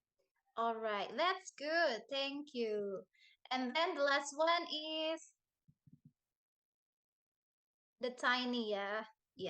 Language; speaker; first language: English; non-native, learner; Indonesian